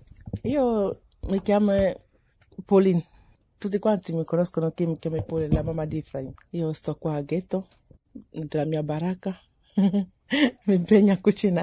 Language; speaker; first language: Italian; non-native, fluent; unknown